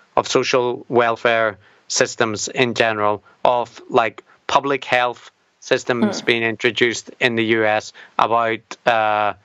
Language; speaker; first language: English; native; English